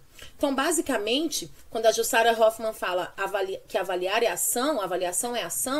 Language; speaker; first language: Portuguese; native; Portuguese